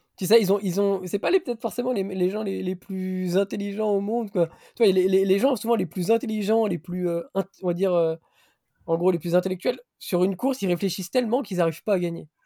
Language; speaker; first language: French; native; French